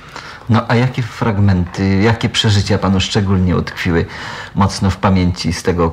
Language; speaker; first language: Polish; native; Polish